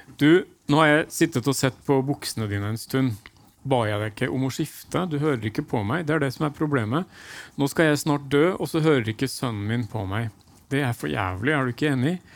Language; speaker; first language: Norwegian; native; Norwegian